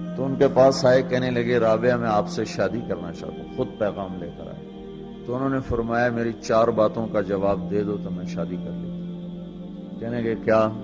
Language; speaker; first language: Urdu; non-native, local second language; Punjabi